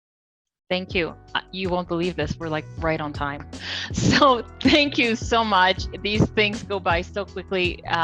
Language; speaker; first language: English; non-native, fluent; Polish